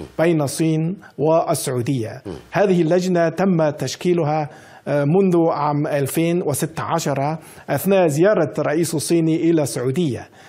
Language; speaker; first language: Arabic; non-native, fluent; Chinese